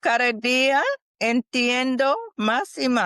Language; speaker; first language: Spanish; non-native, learner; English